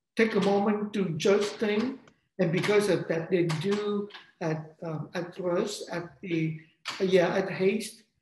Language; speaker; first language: English; non-native, fluent; Vietnamese